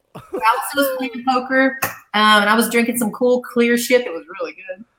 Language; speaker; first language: English; native; English